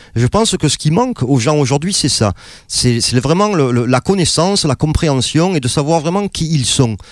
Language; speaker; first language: French; native; French